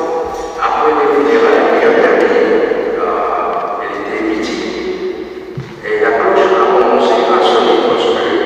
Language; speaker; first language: French; non-native, local second language; Morisyen